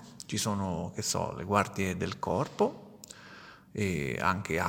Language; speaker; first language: Italian; native; Italian